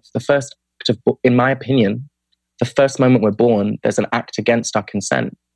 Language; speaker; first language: English; native; English